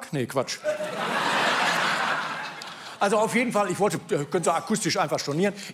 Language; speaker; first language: German; native; German